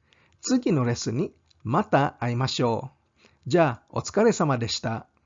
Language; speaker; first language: Japanese; non-native, fluent; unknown